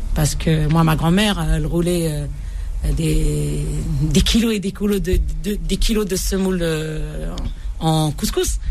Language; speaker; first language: French; non-native, local second language; Arabic